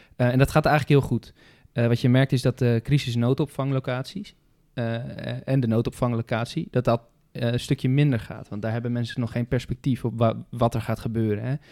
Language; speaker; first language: Dutch; native; Dutch